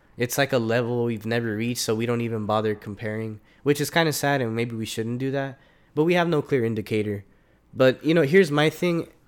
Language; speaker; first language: English; early bilingual, other home language; Spanish